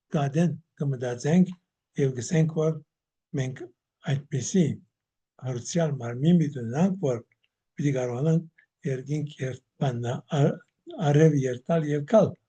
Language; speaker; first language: Armenian; early bilingual, heritage; Armenian